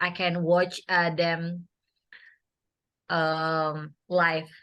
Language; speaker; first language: English; non-native, learner; Indonesian